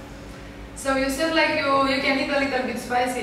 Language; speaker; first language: English; non-native, fluent; Romanian